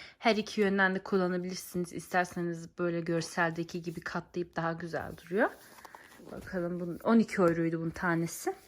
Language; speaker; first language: Turkish; early bilingual, heritage; Turkish